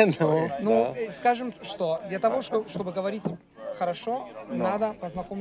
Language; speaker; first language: Russian; non-native, fluent; Italian